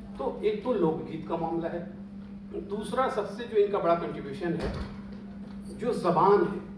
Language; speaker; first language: Urdu; native; Urdu